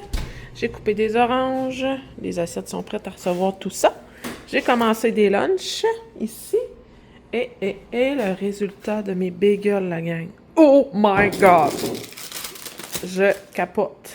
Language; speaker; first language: French; native; French